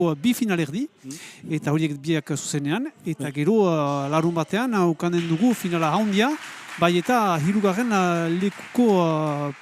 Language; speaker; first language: Basque; native; Basque